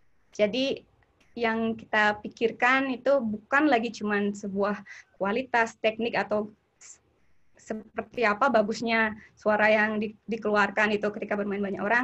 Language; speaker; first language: Indonesian; non-native, local second language; Balinese